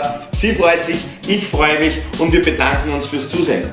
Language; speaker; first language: German; native; German